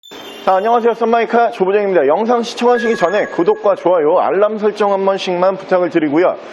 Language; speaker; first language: Korean; native; Korean